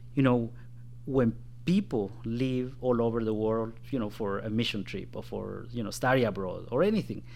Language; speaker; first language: English; non-native, fluent; Spanish